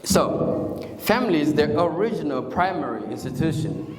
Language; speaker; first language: English; non-native, local second language; Swahili